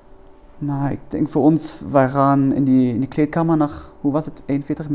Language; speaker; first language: Dutch; non-native, learner; German